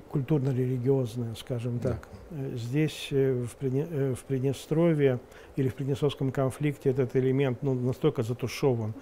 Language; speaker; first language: Russian; non-native, local second language; Romanian